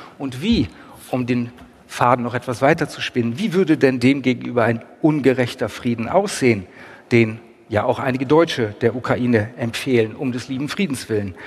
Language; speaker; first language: German; native; German